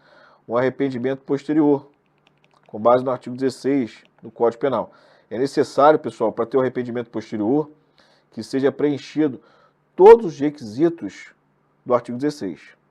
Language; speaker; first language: Portuguese; native; Portuguese